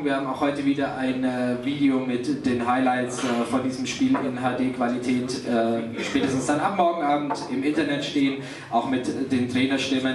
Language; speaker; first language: German; native; German